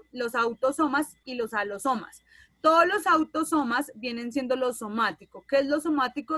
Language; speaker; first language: Spanish; native; Spanish